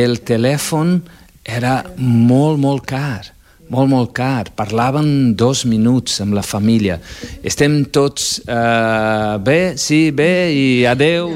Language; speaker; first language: Catalan; non-native, fluent; Portuguese